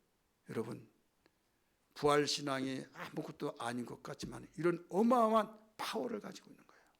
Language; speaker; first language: Korean; native; Korean